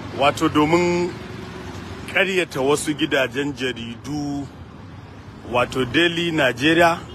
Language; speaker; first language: Hausa; native; Hausa